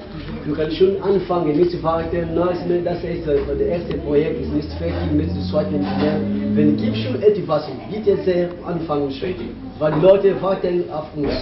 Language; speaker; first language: German; non-native, learner; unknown